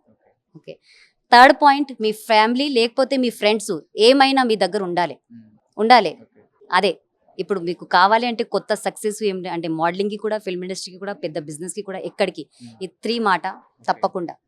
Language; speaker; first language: Telugu; non-native, learner; Hindi